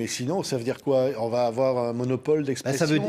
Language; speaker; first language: French; native; French